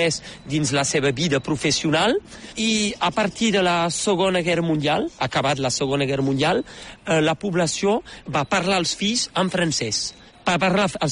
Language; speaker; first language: Catalan; native; Catalan